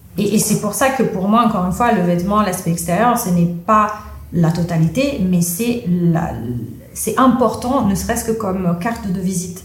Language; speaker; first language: French; non-native, fluent; Italian